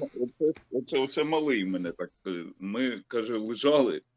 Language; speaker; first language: Ukrainian; non-native, local second language; Russian